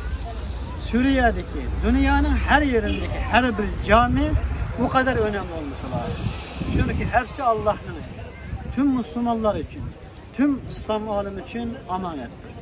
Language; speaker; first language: Turkish; non-native, fluent; Uyghur